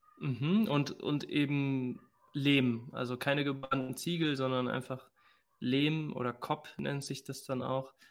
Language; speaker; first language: German; early bilingual, other home language; Spanish